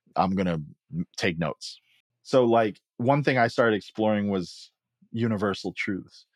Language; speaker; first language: English; early bilingual, other home language; Filipino